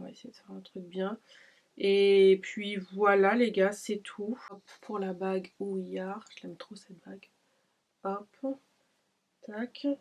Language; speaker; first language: French; native; French